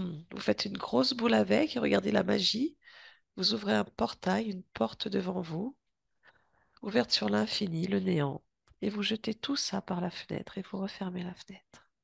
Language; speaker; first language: French; native; French